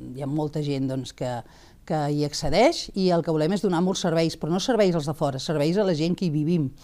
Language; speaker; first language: Catalan; native; Catalan